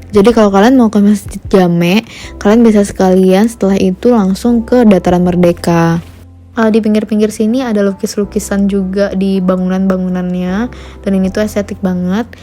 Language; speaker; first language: Indonesian; native; Indonesian